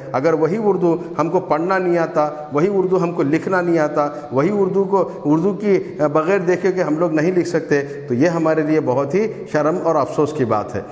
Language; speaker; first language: Urdu; native; Urdu